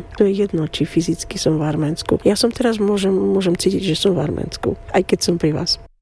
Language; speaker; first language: Slovak; non-native, fluent; Armenian